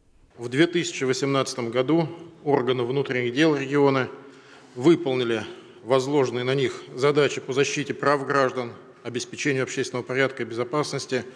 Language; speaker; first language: Russian; native; Russian